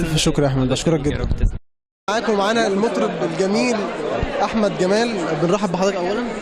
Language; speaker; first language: Arabic; native; Arabic